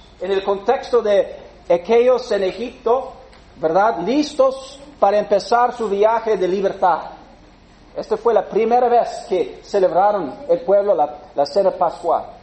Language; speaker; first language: Spanish; non-native, fluent; English